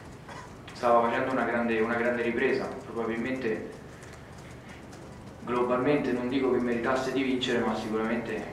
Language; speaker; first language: Italian; native; Italian